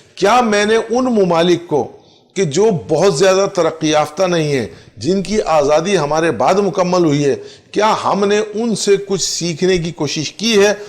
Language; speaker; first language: Urdu; native; Urdu